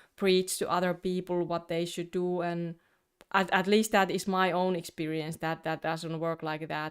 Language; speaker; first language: English; non-native, fluent; Finnish